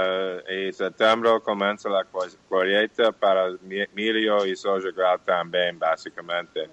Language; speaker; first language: Portuguese; non-native, fluent; English